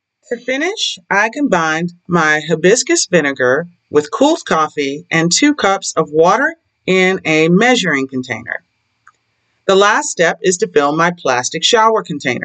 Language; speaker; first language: English; native; English